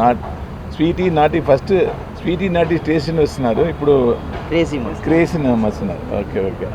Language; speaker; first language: Telugu; non-native, learner; Tamil